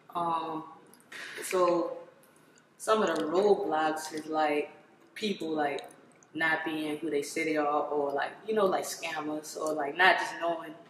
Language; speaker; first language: English; native; English